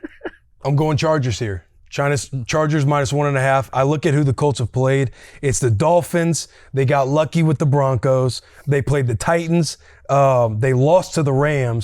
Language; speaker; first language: English; native; English